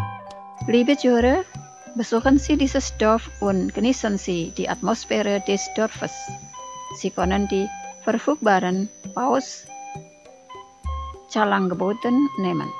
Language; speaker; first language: German; non-native, fluent; Indonesian